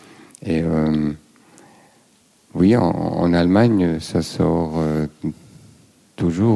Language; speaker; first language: French; non-native, fluent; German